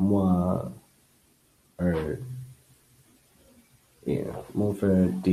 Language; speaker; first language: French; non-native, learner; English